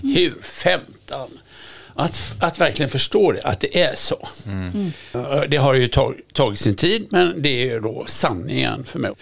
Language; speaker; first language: Swedish; native; Swedish